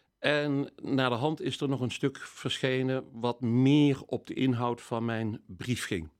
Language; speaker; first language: Dutch; native; Dutch